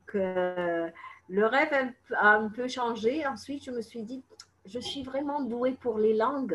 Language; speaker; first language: French; non-native, fluent; Arabic